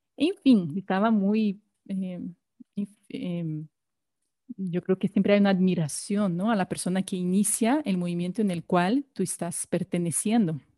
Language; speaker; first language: Spanish; non-native, fluent; Portuguese